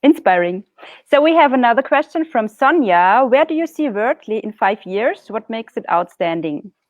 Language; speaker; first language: English; non-native, fluent; German